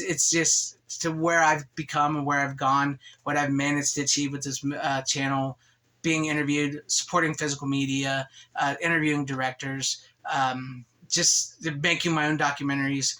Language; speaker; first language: English; native; English